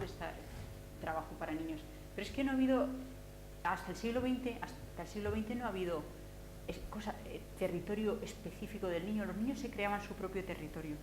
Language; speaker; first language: Spanish; native; Spanish